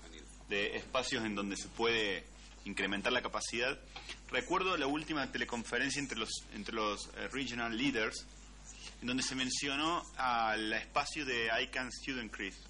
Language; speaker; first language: Spanish; native; Spanish